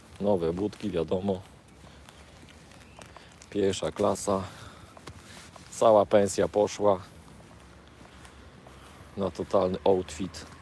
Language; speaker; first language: Polish; native; Polish